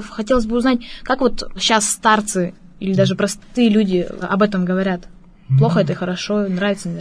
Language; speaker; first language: Russian; native; Russian